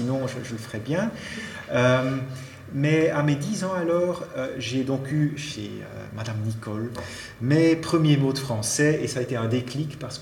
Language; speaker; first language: French; non-native, fluent; Dutch